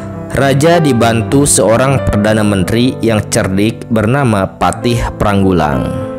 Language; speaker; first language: Indonesian; native; Indonesian